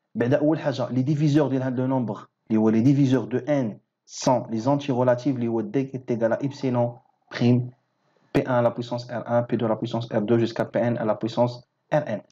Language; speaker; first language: French; non-native, local second language; Arabic